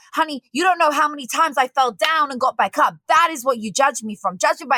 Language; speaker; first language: English; native; English